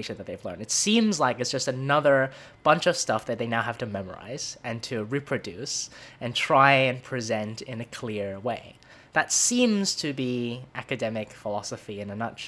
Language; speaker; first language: English; non-native, local second language; Cantonese